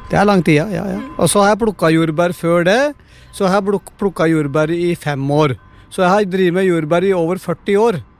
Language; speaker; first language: Norwegian; non-native, fluent; Punjabi